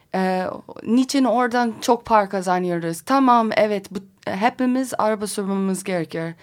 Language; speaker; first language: Turkish; non-native, learner; English